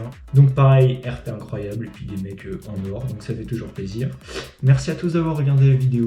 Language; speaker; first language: French; native; French